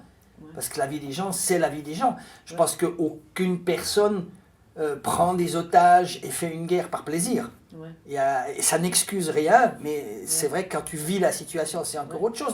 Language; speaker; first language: French; native; French